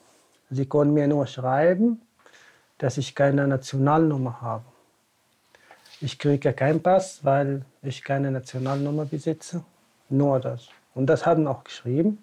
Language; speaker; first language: German; non-native, fluent; Tamasheq